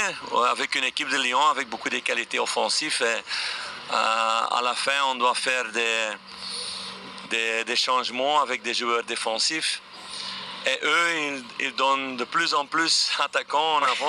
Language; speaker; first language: French; non-native, fluent; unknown